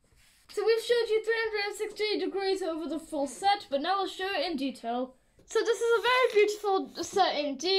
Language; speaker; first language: English; native; English